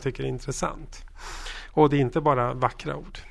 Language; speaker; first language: Swedish; native; Swedish